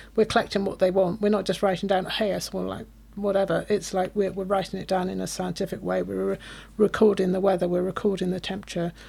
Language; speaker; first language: English; native; English